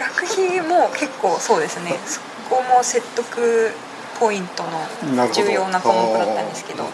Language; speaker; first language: Japanese; native; Japanese